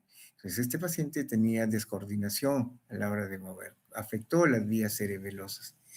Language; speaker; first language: Spanish; native; Spanish